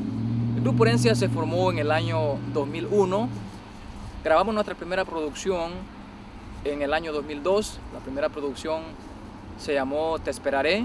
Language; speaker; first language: Spanish; native; Spanish